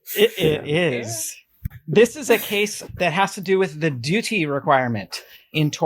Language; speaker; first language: English; native; English